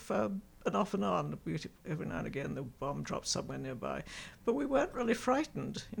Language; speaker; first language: English; native; English